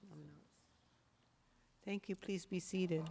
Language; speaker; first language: English; native; English